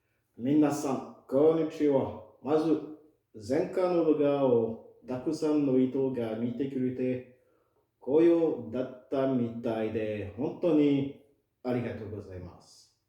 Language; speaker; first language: Japanese; non-native, fluent; French